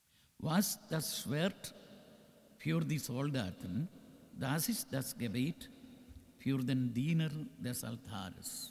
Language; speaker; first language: German; non-native, learner; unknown